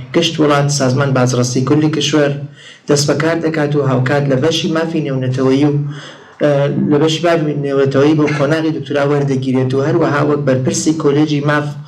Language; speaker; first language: Central Kurdish; native; Central Kurdish